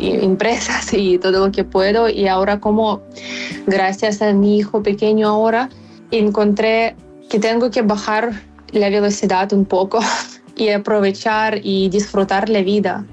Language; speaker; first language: Spanish; non-native, fluent; Ukrainian